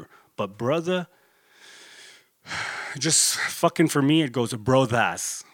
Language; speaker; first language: English; native; English